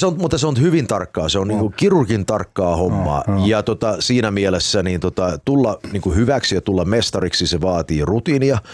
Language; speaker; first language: Finnish; early bilingual, heritage; English